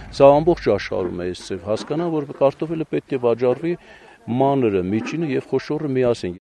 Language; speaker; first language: Armenian; native; Armenian